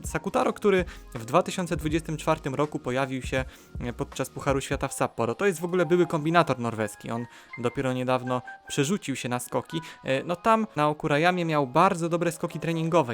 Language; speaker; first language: Polish; native; Polish